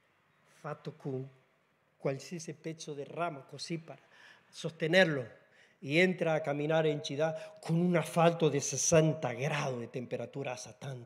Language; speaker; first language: Italian; non-native, learner; Spanish